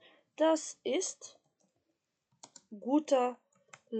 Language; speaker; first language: German; non-native, fluent; Macedonian